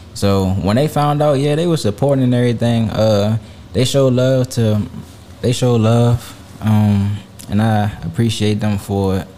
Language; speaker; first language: English; native; English